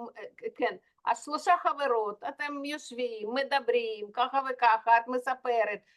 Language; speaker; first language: Hebrew; non-native, fluent; Russian